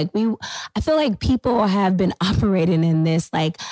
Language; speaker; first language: English; native; English